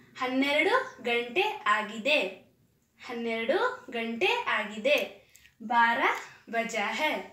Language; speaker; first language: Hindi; non-native, local second language; Kannada